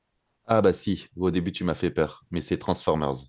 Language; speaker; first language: French; native; French